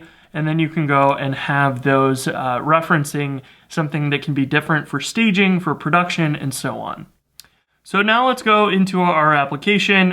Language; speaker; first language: English; native; English